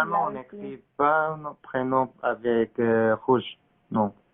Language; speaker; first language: French; non-native, learner; Korean